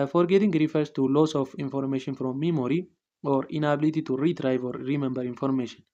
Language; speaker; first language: English; non-native, local second language; Amharic